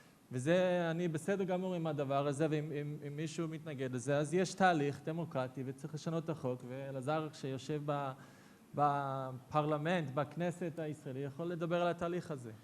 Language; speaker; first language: Hebrew; non-native, fluent; English